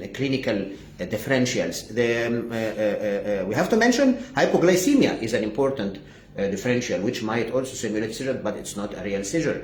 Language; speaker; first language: English; non-native, fluent; Arabic